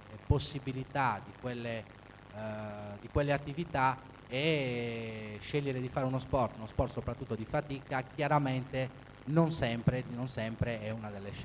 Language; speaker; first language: Italian; native; Italian